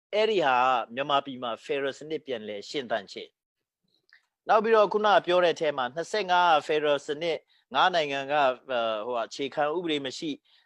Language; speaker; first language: Burmese; non-native, local second language; Hakha Chin